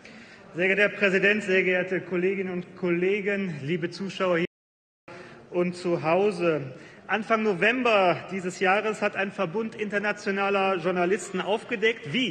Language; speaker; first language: German; native; German